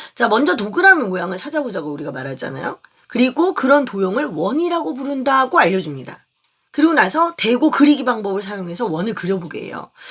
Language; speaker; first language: Korean; native; Korean